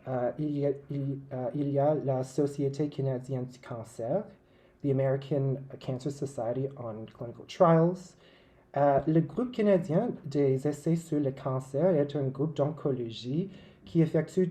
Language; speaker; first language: French; non-native, local second language; English